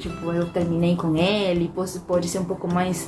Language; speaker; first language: Portuguese; non-native, fluent; Spanish